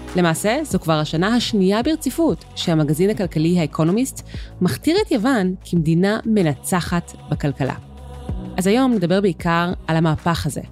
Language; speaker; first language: Hebrew; native; Hebrew